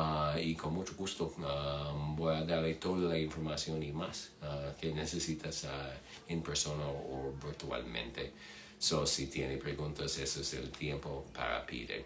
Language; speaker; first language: Spanish; non-native, fluent; English